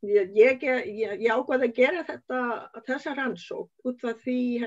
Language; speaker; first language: Icelandic; non-native, learner; Vietnamese